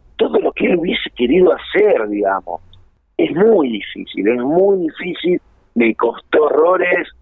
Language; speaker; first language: Spanish; native; Spanish